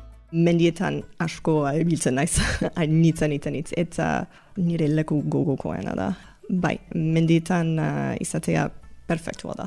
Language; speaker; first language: Basque; non-native, fluent; English